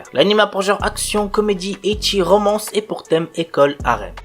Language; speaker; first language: French; native; French